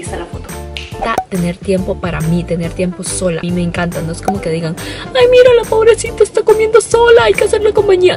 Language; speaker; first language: Spanish; early bilingual, other home language; Cantonese